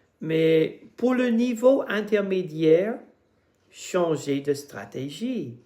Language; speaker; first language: French; non-native, fluent; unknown